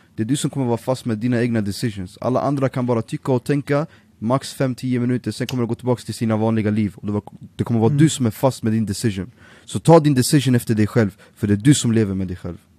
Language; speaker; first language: Swedish; early bilingual, other home language; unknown